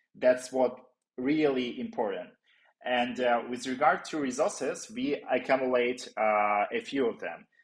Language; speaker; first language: English; non-native, fluent; Ukrainian